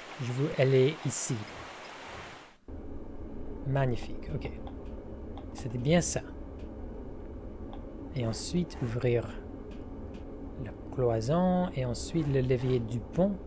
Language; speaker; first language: French; non-native, learner; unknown